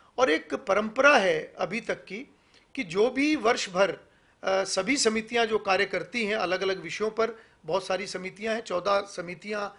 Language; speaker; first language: Hindi; native; Hindi